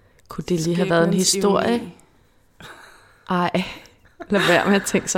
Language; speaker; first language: Danish; native; Danish